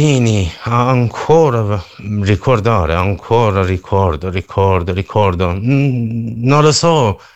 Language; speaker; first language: Italian; non-native, learner; Persian